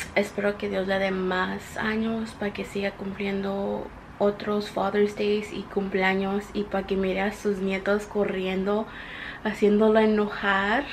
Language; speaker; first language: Spanish; early bilingual, heritage; Spanish